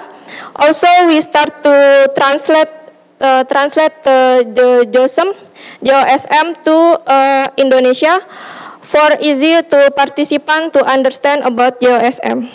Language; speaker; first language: English; non-native, learner; Indonesian